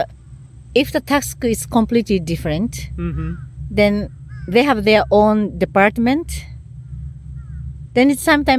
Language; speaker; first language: English; non-native, learner; Japanese